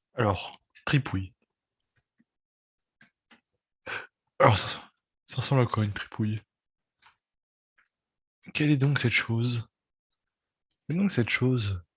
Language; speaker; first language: French; native; French